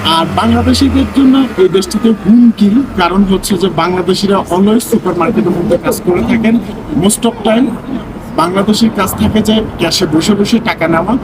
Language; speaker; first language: Bangla; native; Bangla